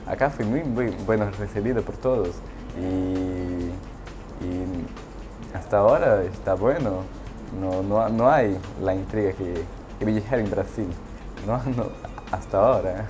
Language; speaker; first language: Spanish; non-native, learner; Portuguese